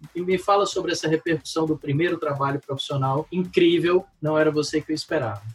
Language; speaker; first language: Portuguese; native; Portuguese